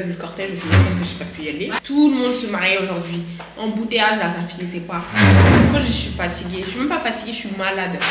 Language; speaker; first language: French; early bilingual, other home language; Bambara